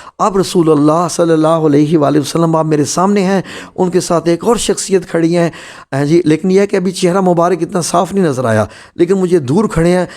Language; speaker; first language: Urdu; non-native, local second language; Punjabi